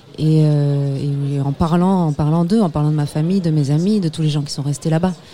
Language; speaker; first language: French; early bilingual, other home language; Spanish